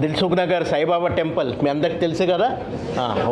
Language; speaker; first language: Telugu; non-native, fluent; Marathi